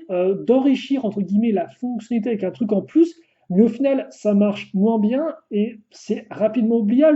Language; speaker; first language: French; native; French